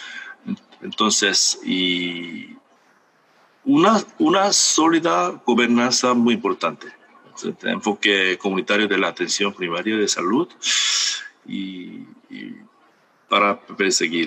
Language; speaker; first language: Spanish; non-native, fluent; Korean